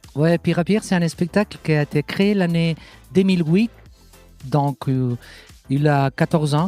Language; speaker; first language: French; non-native, fluent; Catalan